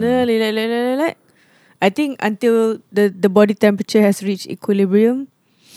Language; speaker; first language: English; non-native, local second language; Malay